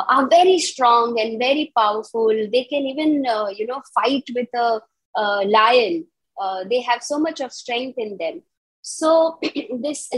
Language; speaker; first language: English; non-native, local second language; Gujarati